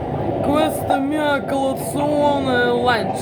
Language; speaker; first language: Italian; non-native, learner; Russian